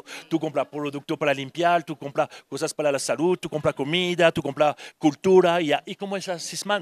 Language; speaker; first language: Spanish; non-native, fluent; French